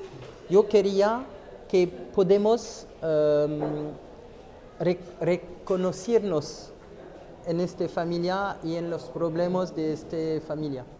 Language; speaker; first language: Spanish; non-native, fluent; French